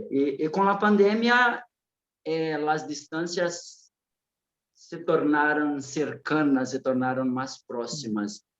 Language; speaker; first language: Spanish; non-native, fluent; Portuguese